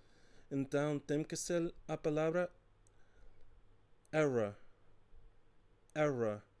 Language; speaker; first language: Portuguese; non-native, fluent; English